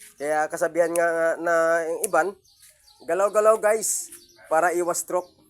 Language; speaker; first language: Filipino; non-native, local second language; Hiligaynon